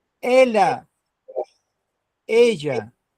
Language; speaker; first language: Spanish; non-native, fluent; Portuguese